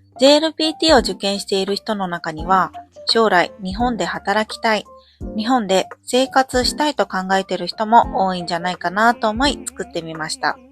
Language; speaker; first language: Japanese; native; Japanese